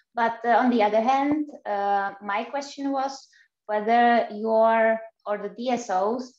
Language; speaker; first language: English; non-native, fluent; Czech